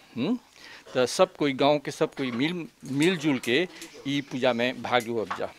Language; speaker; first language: Bhojpuri; native; Bhojpuri